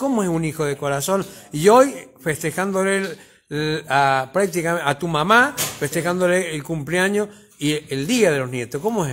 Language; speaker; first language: Spanish; native; Spanish